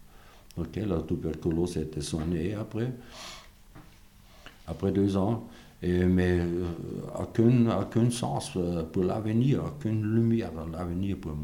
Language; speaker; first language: French; non-native, fluent; German